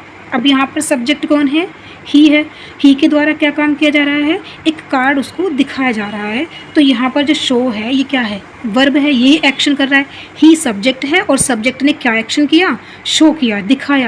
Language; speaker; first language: Hindi; native; Hindi